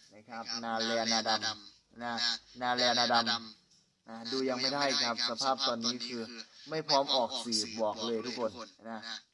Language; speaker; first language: Thai; native; Thai